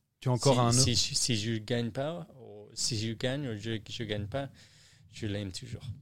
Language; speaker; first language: French; non-native, learner; English